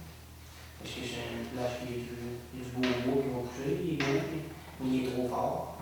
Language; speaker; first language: French; native; French